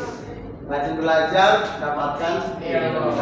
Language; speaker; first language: Indonesian; native; Indonesian